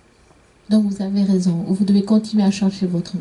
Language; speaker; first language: French; native; French